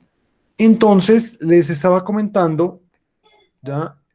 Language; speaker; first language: Spanish; native; Spanish